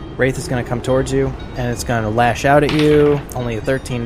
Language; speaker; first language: English; native; English